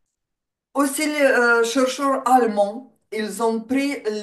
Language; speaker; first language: French; non-native, fluent; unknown